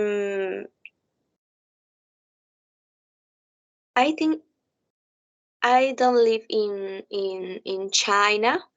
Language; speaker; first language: English; non-native, learner; Spanish